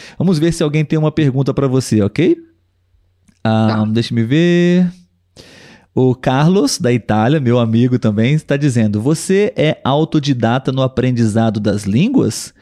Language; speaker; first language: Portuguese; native; Portuguese